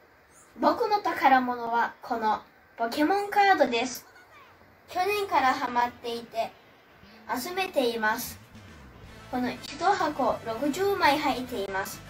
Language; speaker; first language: Japanese; non-native, learner; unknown